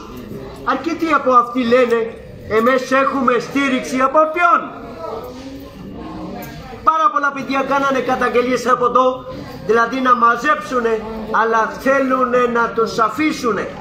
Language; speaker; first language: Greek; non-native, fluent; Urdu